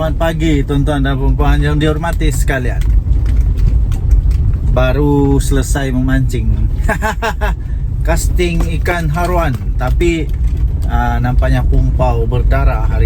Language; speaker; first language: Malay; native; Malay